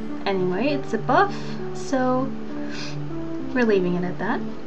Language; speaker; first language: English; early bilingual, other home language; German